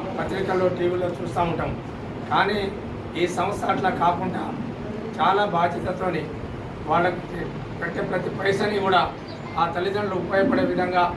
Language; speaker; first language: Telugu; native; Telugu